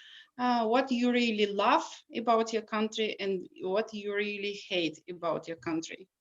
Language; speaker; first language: English; non-native, learner; Russian